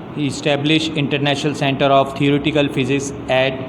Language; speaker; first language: English; non-native, local second language; Urdu